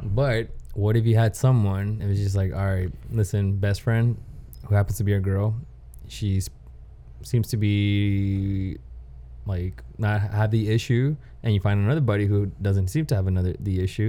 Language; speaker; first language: English; native; English